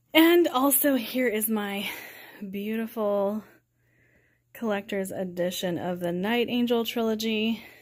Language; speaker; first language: English; native; English